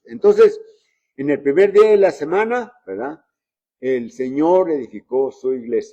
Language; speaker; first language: Spanish; native; Spanish